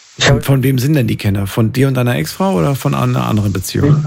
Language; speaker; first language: German; native; German